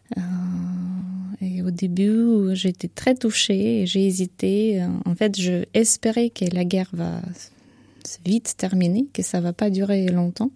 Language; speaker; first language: French; non-native, fluent; Ukrainian